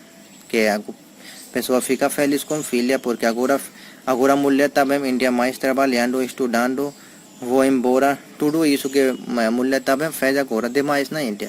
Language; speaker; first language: Portuguese; non-native, learner; Hindi